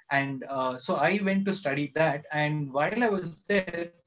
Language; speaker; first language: English; non-native, local second language; Kannada